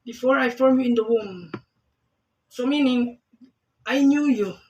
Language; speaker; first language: English; non-native, local second language; Filipino